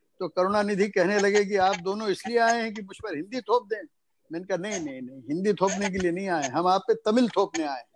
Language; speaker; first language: Hindi; native; Hindi